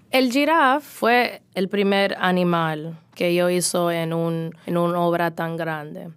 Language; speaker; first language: Spanish; early bilingual, heritage; Spanish